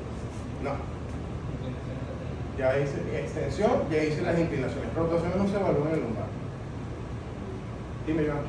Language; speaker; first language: Spanish; native; Spanish